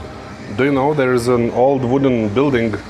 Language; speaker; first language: English; non-native, learner; Lithuanian